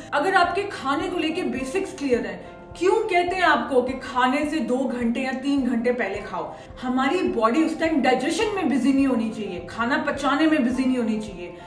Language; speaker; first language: Hindi; native; Hindi